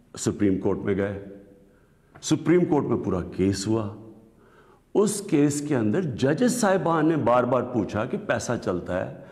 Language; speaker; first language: Urdu; native; Urdu